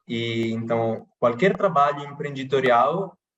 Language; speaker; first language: Portuguese; non-native, fluent; Italian